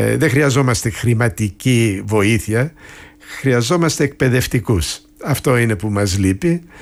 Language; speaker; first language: Greek; early bilingual, heritage; Greek